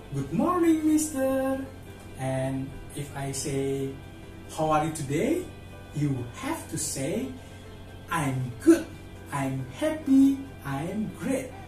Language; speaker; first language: English; non-native, fluent; Indonesian